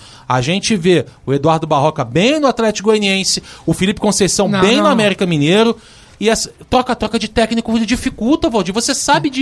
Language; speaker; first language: Portuguese; native; Portuguese